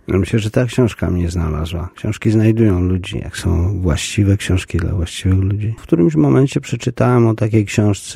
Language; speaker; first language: Polish; native; Polish